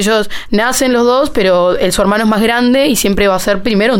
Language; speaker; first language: Spanish; native; Spanish